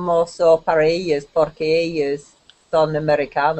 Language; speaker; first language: Spanish; non-native, learner; English